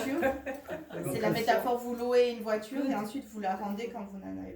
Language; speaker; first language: French; native; French